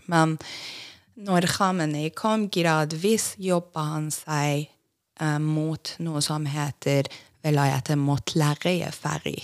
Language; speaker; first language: Norwegian; non-native, fluent; Persian